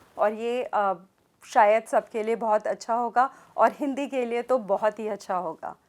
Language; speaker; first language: Hindi; native; Hindi